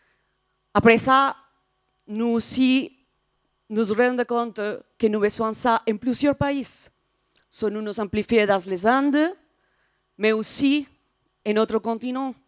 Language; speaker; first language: French; non-native, fluent; Spanish